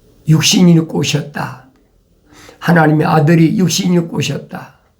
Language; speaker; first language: Korean; native; Korean